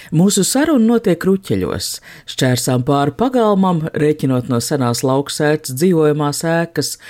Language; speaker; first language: Latvian; native; Latvian